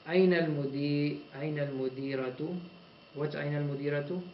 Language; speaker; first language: Arabic; non-native, fluent; English